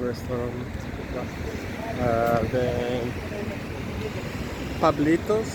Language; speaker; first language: Turkish; non-native, learner; English